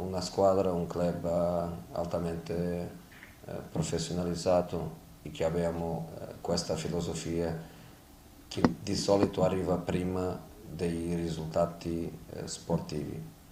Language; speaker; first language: Italian; non-native, fluent; Portuguese